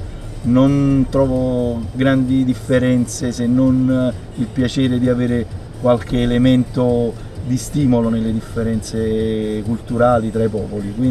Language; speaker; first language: Italian; native; Italian